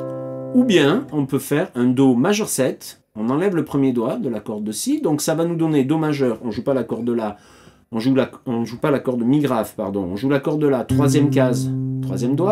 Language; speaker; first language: French; native; French